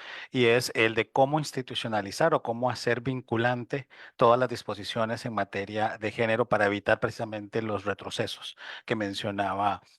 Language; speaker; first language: Spanish; native; Spanish